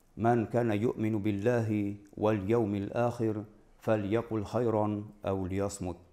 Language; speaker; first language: Russian; non-native, local second language; Tatar